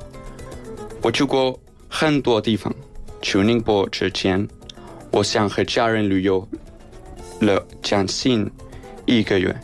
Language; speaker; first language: Chinese; non-native, fluent; Spanish